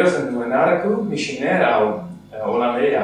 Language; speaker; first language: Malagasy; non-native, learner; Dutch